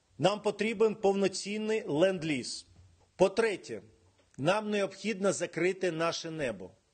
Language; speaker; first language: Ukrainian; non-native, local second language; Russian